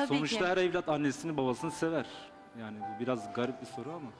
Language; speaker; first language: Turkish; native; Turkish